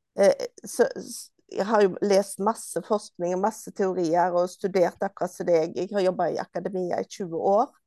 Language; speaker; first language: Norwegian; native; Norwegian